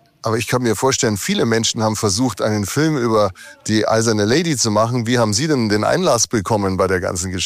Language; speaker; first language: German; native; German